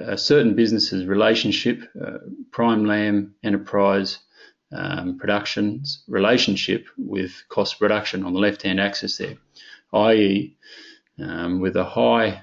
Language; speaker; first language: English; native; English